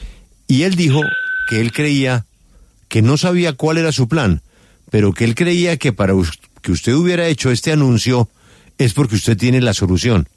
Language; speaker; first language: Spanish; native; Spanish